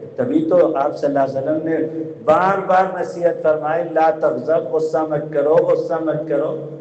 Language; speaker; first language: Urdu; native; Urdu